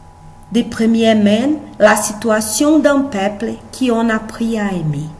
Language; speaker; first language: French; non-native, learner; Portuguese